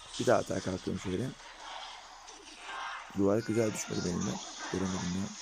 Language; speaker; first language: Turkish; native; Turkish